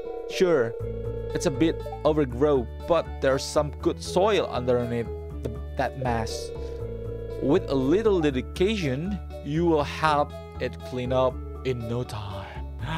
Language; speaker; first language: English; non-native, fluent; Indonesian